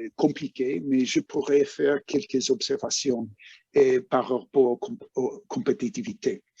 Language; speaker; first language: French; non-native, fluent; English